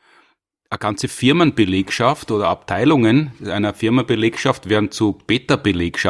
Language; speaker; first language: German; native; German